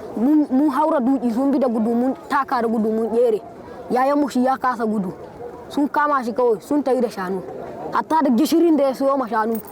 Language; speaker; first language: Hausa; non-native, local second language; Fula